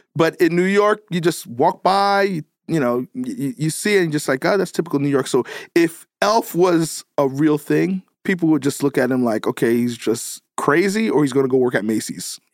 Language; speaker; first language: English; native; English